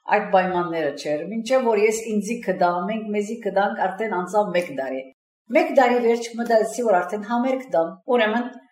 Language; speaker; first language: Armenian; early bilingual, heritage; Armenian